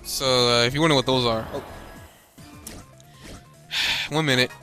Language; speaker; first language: English; native; English